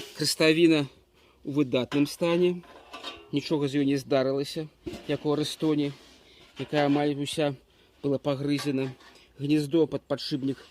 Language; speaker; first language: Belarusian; native; Belarusian